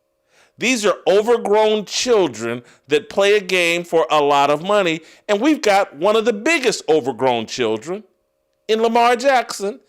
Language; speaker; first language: English; native; English